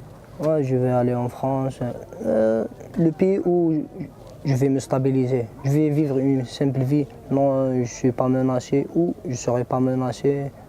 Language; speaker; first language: French; non-native, local second language; Berber languages